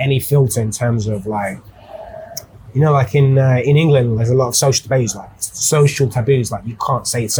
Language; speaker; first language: English; native; English